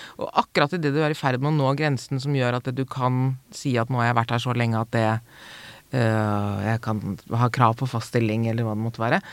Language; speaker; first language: Norwegian; native; Norwegian